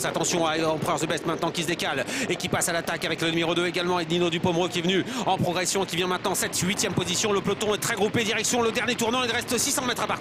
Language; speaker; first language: French; native; French